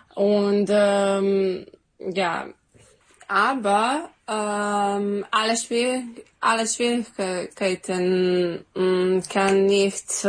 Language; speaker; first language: German; non-native, learner; Serbian